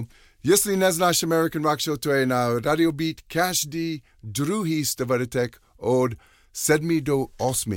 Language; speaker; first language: Czech; non-native, learner; English